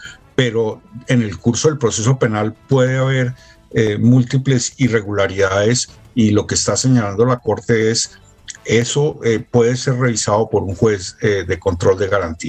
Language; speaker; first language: Spanish; native; Spanish